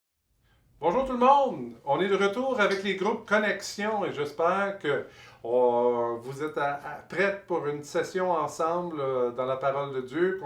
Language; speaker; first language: French; native; French